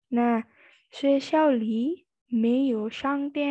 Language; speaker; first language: Chinese; non-native, fluent; Indonesian